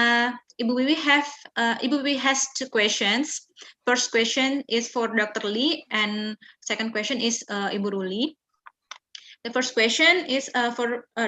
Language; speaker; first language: English; non-native, fluent; Indonesian